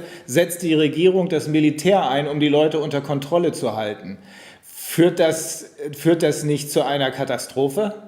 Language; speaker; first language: German; native; German